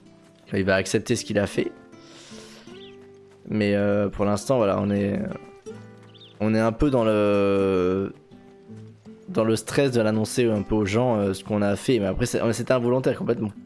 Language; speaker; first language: French; native; French